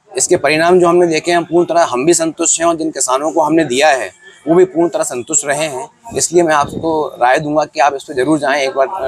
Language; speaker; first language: Hindi; native; Hindi